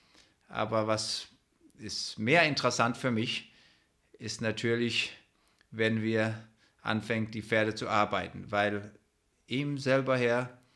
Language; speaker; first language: German; non-native, fluent; Danish